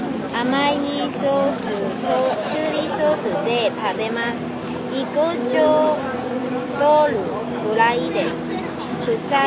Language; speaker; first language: Japanese; non-native, learner; Cantonese